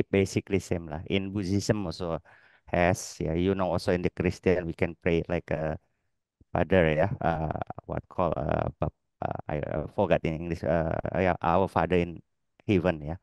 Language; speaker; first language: English; non-native, learner; Indonesian